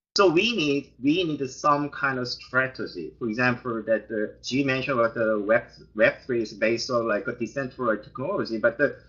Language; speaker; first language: English; non-native, fluent; Korean